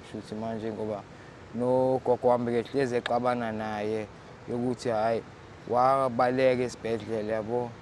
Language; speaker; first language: Zulu; native; Zulu